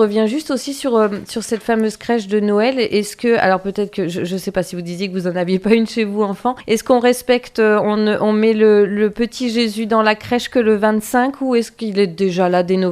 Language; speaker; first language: French; native; French